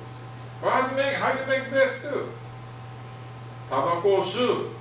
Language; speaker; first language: English; non-native, fluent; Japanese